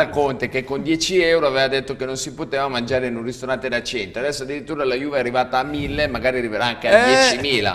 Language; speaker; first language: Italian; native; Italian